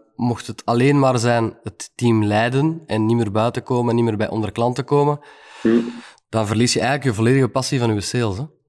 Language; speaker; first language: Dutch; native; Dutch